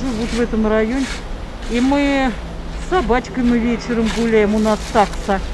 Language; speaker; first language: Russian; early bilingual, other home language; Ukrainian